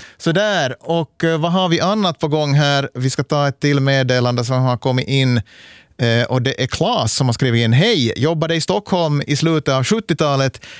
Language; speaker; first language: Swedish; native; Swedish